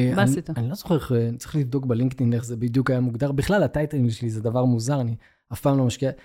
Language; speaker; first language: Hebrew; native; Hebrew